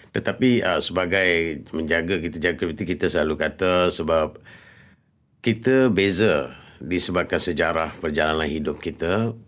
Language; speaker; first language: Malay; early bilingual, other home language; Rohingya